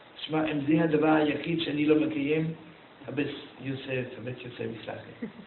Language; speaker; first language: Hebrew; non-native, fluent; German